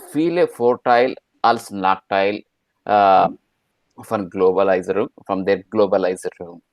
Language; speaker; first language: German; non-native, learner; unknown